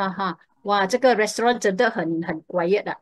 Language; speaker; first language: English; non-native, local second language; Chinese